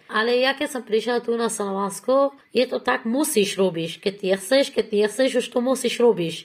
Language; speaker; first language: Slovak; non-native, learner; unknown